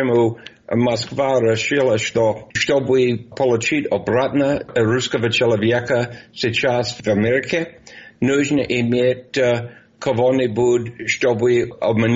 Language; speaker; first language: Russian; non-native, fluent; English